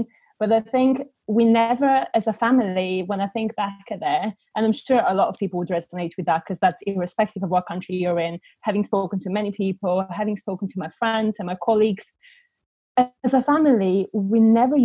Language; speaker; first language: English; non-native, fluent; Bulgarian